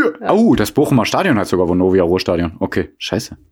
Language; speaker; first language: German; native; German